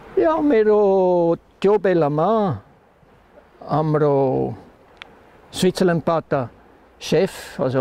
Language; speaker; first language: Nepali; non-native, learner; German